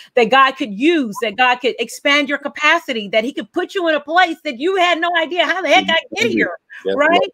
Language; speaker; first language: English; native; English